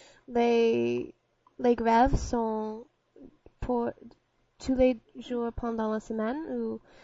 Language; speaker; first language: French; non-native, learner; English